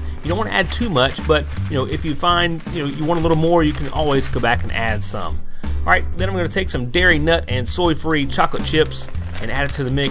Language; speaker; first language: English; native; English